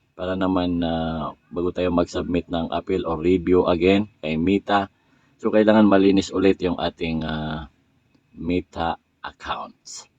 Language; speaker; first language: Filipino; non-native, local second language; Maranao